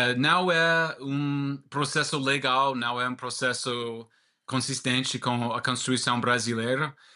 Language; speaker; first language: Portuguese; non-native, fluent; English